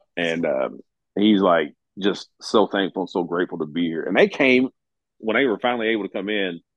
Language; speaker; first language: English; native; English